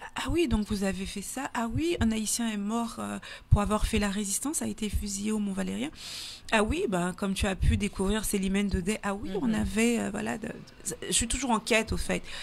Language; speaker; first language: French; native; French